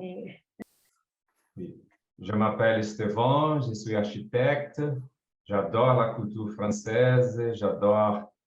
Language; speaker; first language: French; non-native, learner; Portuguese